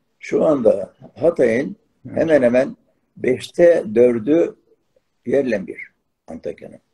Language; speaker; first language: Turkish; non-native, local second language; Arabic